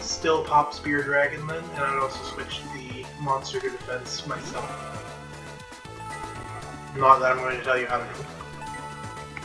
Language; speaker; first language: English; native; English